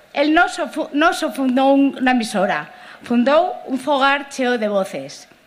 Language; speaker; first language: Galician; native; Galician